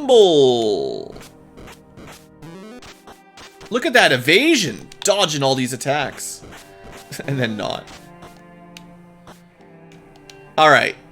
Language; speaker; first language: English; native; English